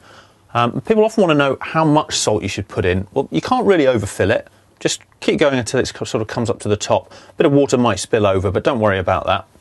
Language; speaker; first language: English; native; English